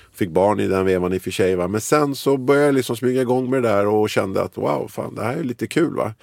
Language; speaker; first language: Swedish; early bilingual, other home language; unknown